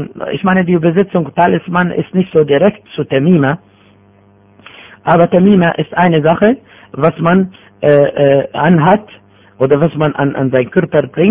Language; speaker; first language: German; non-native, fluent; Arabic